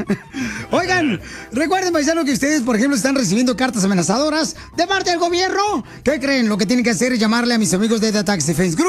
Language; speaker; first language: Spanish; native; Spanish